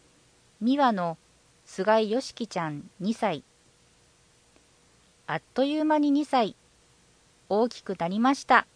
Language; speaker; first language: Japanese; native; Japanese